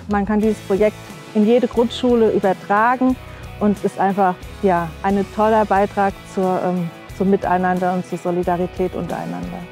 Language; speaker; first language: German; native; German